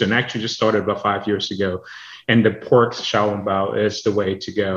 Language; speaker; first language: English; non-native, local second language; Cantonese